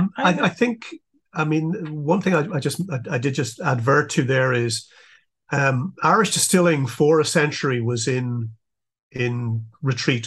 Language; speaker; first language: English; native; English